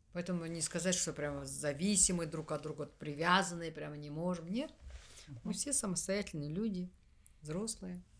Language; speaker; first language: Russian; non-native, local second language; Kazakh